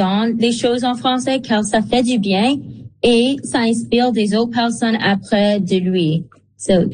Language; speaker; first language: French; non-native, local second language; English